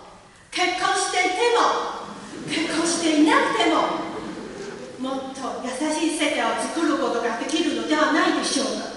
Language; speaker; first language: Japanese; non-native, learner; Chinese